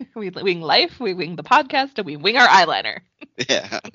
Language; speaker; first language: English; native; English